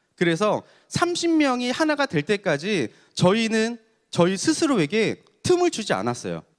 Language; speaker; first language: Korean; native; Korean